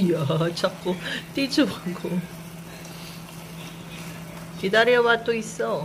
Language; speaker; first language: Korean; non-native, learner; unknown